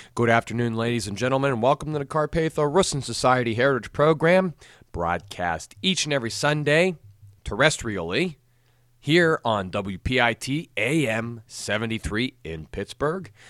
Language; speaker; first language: English; native; English